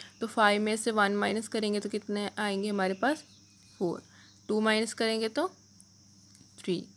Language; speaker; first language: Hindi; non-native, local second language; Punjabi